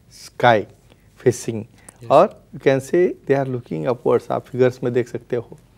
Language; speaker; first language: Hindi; non-native, local second language; Marathi